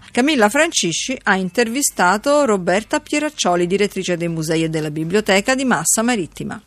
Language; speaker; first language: Italian; native; Italian